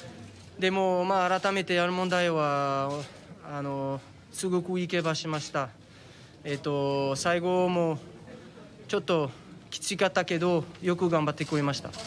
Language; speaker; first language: Japanese; non-native, fluent; French